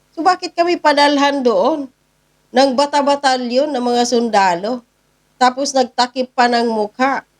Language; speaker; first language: Filipino; non-native, local second language; Cebuano